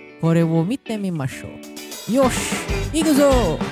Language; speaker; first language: Japanese; non-native, learner; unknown